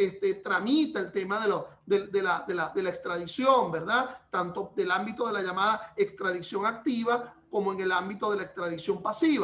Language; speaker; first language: Spanish; native; Spanish